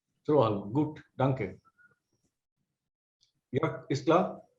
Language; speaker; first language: German; non-native, fluent; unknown